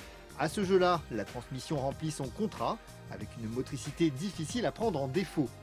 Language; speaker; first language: French; native; French